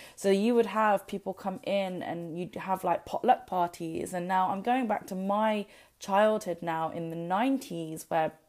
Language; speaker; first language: English; native; English